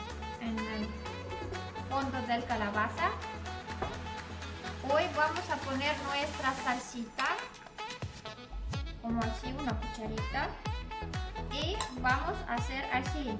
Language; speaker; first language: Spanish; non-native, learner; Polish